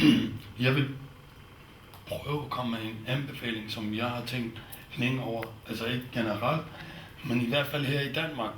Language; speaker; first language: Danish; non-native, fluent; Kurdish